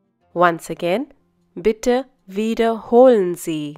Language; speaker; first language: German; non-native, fluent; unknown